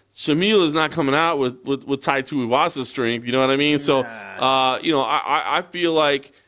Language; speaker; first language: English; native; English